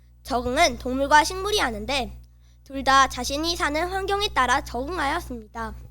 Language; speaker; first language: Korean; native; Korean